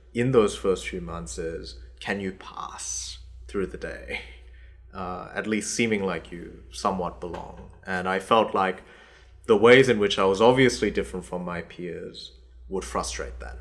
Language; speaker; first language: English; early bilingual, other home language; Korean